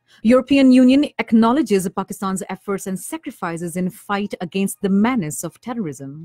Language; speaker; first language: English; non-native, local second language; Urdu